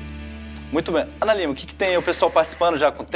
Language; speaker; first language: Portuguese; native; Portuguese